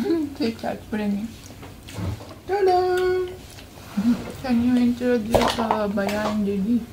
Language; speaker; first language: English; non-native, learner; Korean